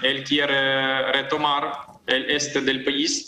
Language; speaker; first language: Spanish; non-native, fluent; Ukrainian